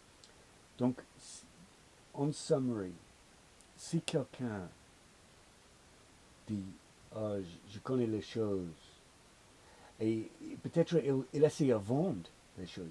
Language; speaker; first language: French; non-native, learner; English